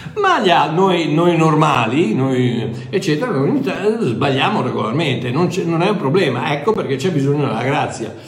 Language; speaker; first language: Italian; native; Italian